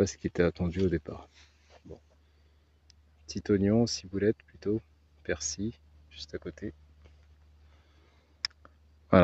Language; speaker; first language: French; native; French